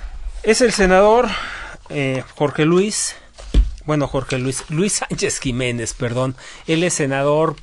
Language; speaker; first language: Spanish; native; Spanish